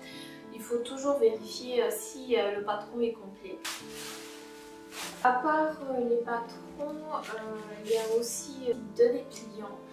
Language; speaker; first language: French; native; French